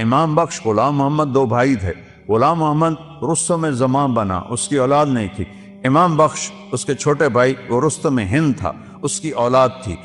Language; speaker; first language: Urdu; non-native, local second language; Punjabi